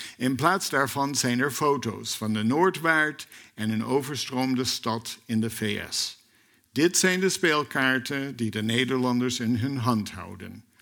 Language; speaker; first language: Dutch; non-native, fluent; English